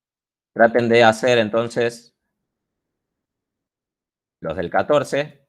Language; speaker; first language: Spanish; native; Spanish